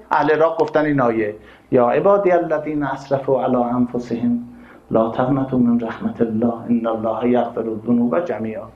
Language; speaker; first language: Persian; native; Persian